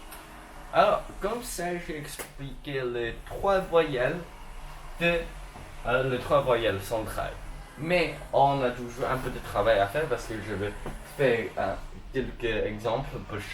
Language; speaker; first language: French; non-native, learner; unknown